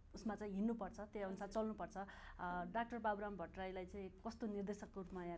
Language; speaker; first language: Nepali; native; Nepali